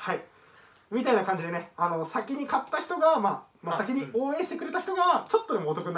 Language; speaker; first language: Japanese; native; Japanese